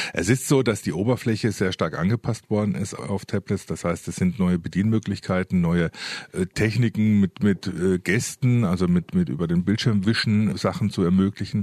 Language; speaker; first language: German; native; German